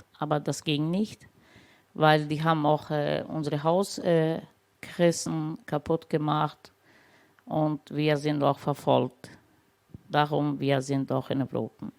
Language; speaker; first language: German; non-native, learner; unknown